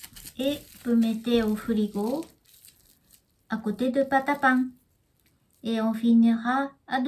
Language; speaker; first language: French; non-native, learner; Japanese